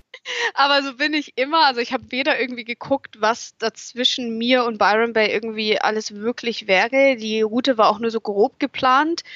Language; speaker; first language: German; native; German